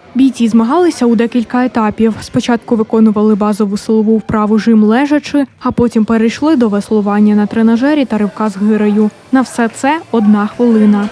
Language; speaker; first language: Ukrainian; native; Ukrainian